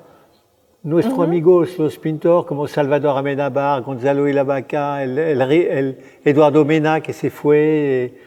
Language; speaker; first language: Spanish; non-native, fluent; French